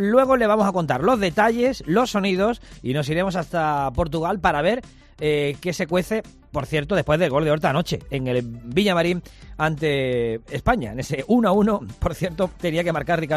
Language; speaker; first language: Spanish; native; Spanish